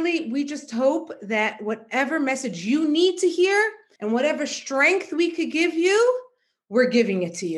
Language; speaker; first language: English; native; English